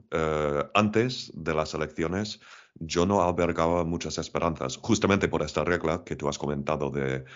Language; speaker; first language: Spanish; non-native, fluent; English